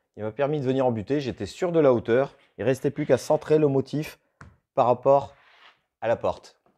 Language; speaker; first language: French; native; French